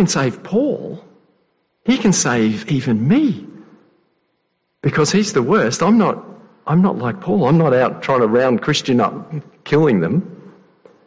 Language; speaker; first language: English; native; English